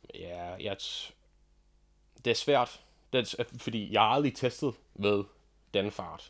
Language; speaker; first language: Danish; non-native, fluent; English